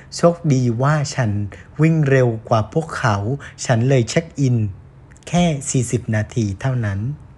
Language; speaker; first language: Thai; non-native, fluent; Vietnamese